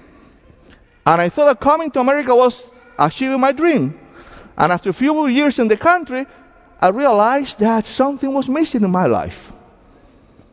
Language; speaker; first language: English; non-native, fluent; Spanish